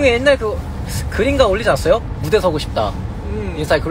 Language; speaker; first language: Korean; native; Korean